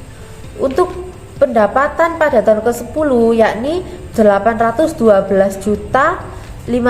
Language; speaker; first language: Indonesian; native; Indonesian